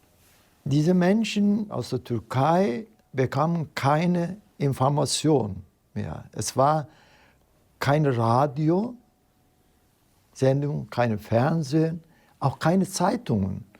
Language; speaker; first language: German; non-native, fluent; Turkish